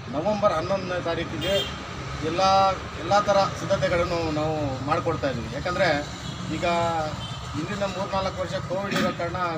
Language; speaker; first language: Kannada; non-native, local second language; Urdu